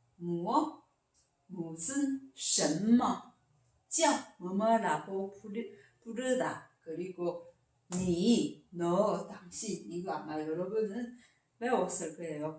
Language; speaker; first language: Korean; non-native, learner; Chinese